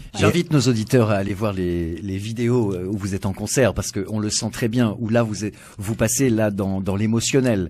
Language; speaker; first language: French; native; French